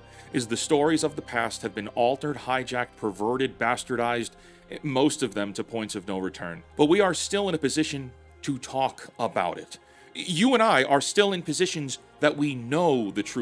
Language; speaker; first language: English; native; English